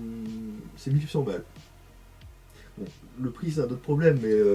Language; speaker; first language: French; native; French